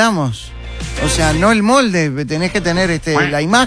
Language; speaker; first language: Spanish; native; Spanish